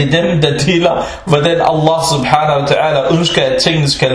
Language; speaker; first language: Danish; early bilingual, other home language; Arabic